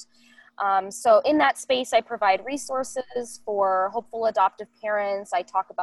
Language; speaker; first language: English; native; English